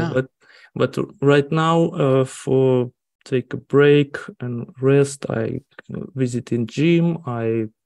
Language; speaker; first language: English; non-native, learner; Russian